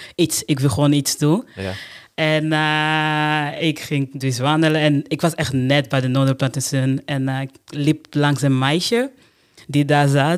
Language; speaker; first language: Dutch; non-native, fluent; Portuguese